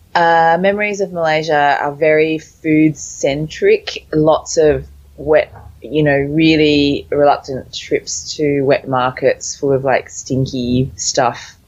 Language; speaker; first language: English; early bilingual, other home language; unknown